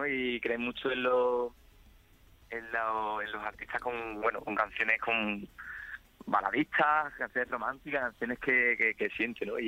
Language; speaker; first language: Spanish; native; Spanish